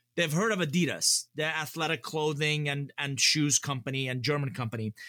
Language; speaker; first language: English; early bilingual, other home language; Persian